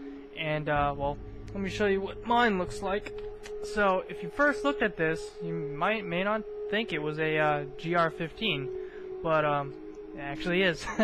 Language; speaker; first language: English; native; English